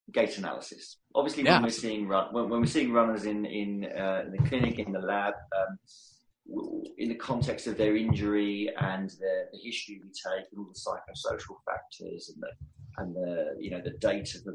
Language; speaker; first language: English; native; English